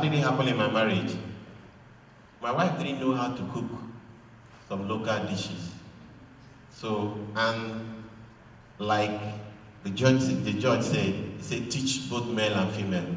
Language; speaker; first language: English; non-native, local second language; Igbo